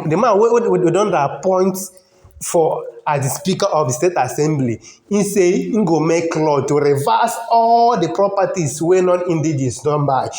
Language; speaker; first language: Nigerian Pidgin; non-native, local second language; Igbo